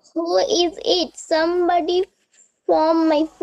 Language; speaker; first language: English; non-native, learner; Bangla